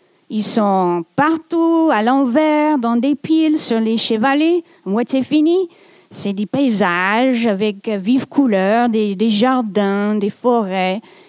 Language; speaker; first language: French; non-native, fluent; English